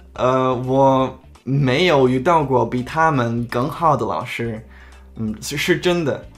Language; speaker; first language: Chinese; non-native, learner; Czech